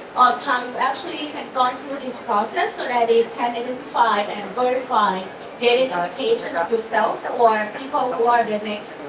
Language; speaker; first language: English; non-native, fluent; Thai